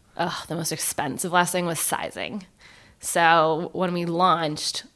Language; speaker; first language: English; native; English